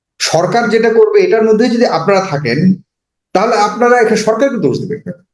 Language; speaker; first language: Bangla; native; Bangla